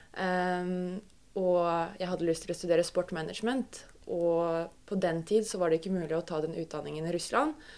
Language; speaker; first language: Norwegian; non-native, fluent; Russian